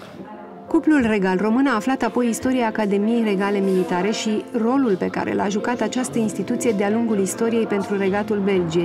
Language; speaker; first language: Romanian; native; Romanian